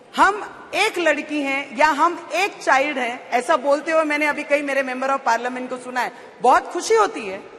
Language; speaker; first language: Hindi; native; Hindi